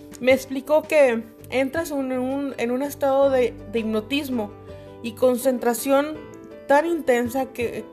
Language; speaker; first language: Spanish; native; Spanish